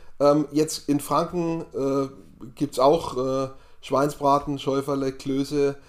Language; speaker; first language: German; native; German